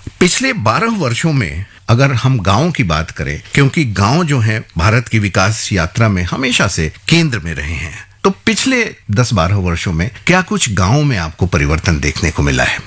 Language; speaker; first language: Hindi; native; Hindi